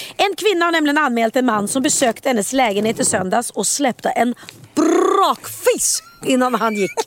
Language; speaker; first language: Swedish; native; Swedish